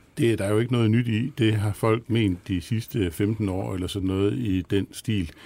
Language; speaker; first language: Danish; native; Danish